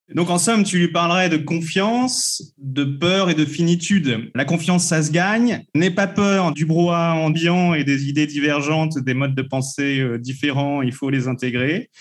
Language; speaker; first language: French; native; French